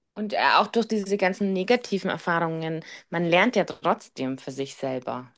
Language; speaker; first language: German; native; German